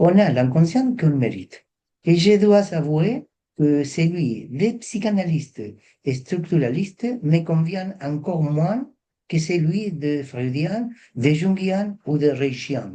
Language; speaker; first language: French; non-native, fluent; Spanish